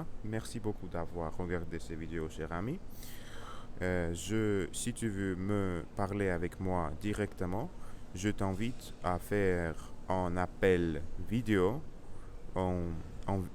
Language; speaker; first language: French; non-native, learner; Russian